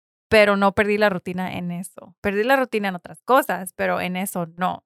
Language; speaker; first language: Spanish; early bilingual, heritage; Spanish